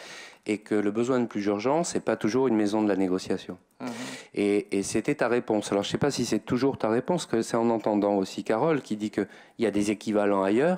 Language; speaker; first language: French; native; French